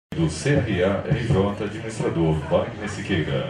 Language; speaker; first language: Portuguese; native; Portuguese